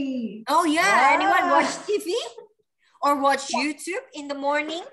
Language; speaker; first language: English; non-native, fluent; Indonesian